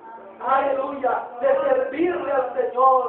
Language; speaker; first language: Spanish; native; Spanish